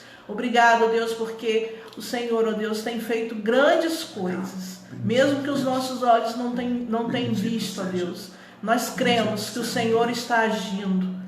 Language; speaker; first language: Portuguese; native; Portuguese